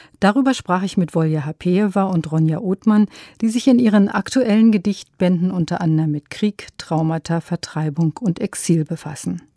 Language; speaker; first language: German; native; German